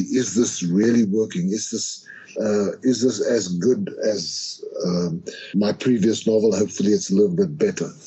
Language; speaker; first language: English; non-native, local second language; Afrikaans